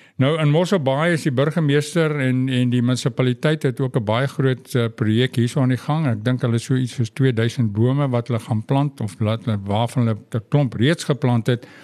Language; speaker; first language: Afrikaans; non-native, local second language; English